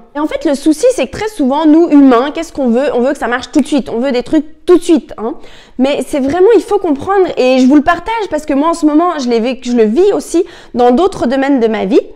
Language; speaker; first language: French; native; French